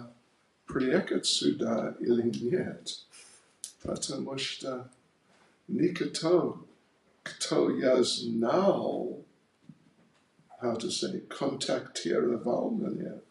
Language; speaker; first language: Russian; non-native, learner; English